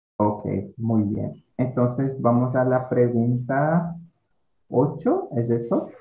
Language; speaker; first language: Spanish; non-native, fluent; Portuguese